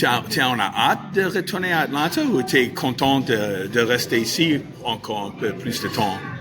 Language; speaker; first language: French; non-native, fluent; English